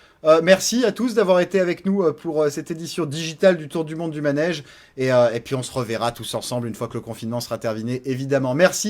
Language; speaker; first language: French; native; French